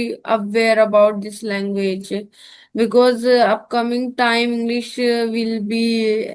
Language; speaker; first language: English; non-native, learner; Hindi